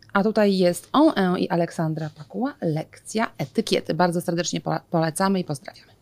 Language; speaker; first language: Polish; native; Polish